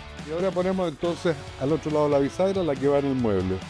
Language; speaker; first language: Spanish; native; Spanish